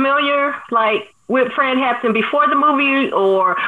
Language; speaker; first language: English; native; English